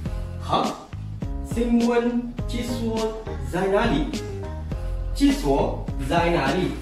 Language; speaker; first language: Chinese; non-native, learner; Malay